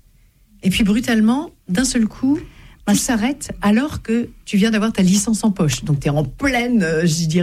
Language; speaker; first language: French; native; French